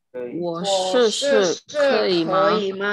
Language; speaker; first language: Chinese; non-native, learner; Indonesian